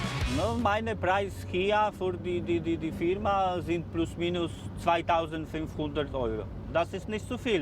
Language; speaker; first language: German; non-native, learner; Polish